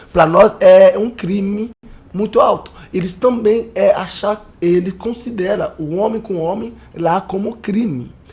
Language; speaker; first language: Portuguese; non-native, learner; Haitian Creole